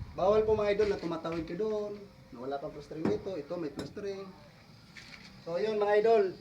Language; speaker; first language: Filipino; non-native, local second language; Cebuano